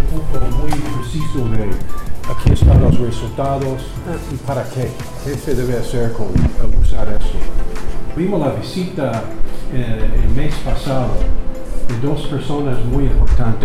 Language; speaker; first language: Spanish; non-native, learner; English